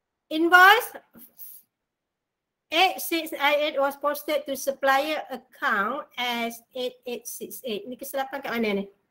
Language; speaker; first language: English; non-native, local second language; Malay